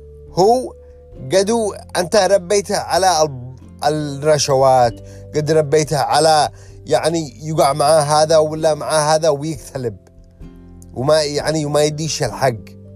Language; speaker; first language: Arabic; early bilingual, heritage; Arabic